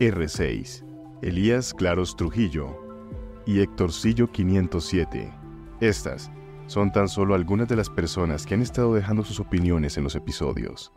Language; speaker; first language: Spanish; native; Spanish